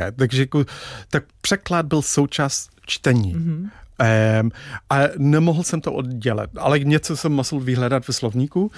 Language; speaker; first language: Czech; non-native, fluent; English